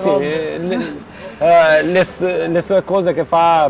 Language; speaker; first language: Italian; non-native, fluent; Albanian